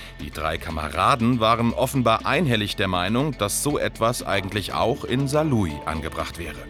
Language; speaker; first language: German; native; German